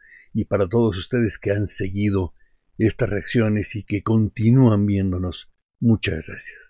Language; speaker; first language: Spanish; native; Spanish